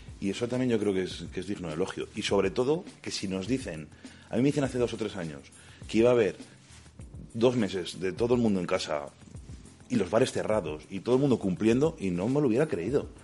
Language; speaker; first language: Spanish; native; Spanish